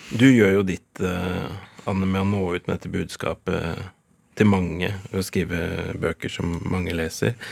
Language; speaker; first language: Norwegian; native; Norwegian